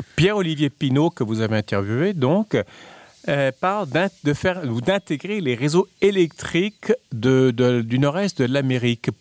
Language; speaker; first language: French; native; French